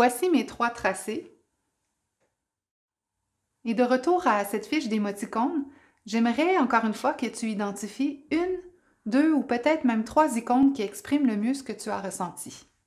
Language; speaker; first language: French; native; French